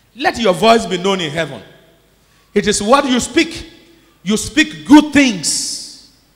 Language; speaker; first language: English; non-native, local second language; Yoruba